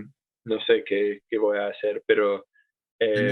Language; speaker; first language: Spanish; non-native, fluent; English